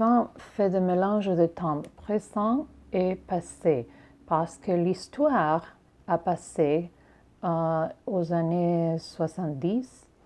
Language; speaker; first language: French; non-native, learner; English